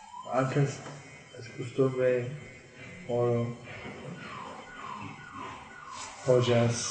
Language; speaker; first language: Spanish; non-native, learner; English